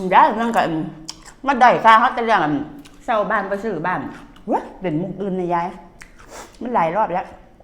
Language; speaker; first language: Thai; native; Thai